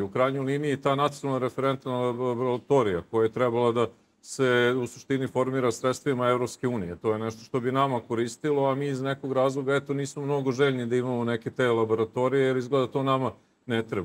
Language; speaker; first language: Serbian; native; Serbian